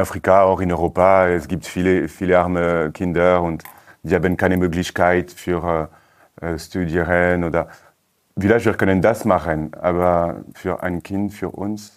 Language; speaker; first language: German; non-native, learner; French